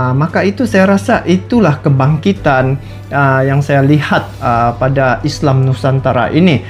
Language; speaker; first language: Malay; native; Malay